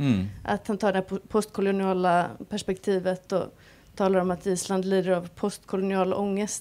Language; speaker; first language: Swedish; non-native, fluent; Icelandic